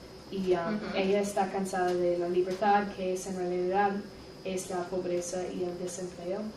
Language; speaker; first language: Spanish; non-native, learner; English